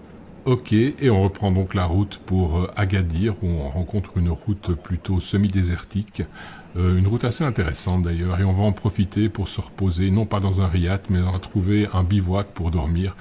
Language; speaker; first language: French; native; French